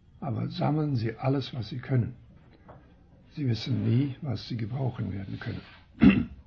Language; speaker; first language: German; early bilingual, heritage; German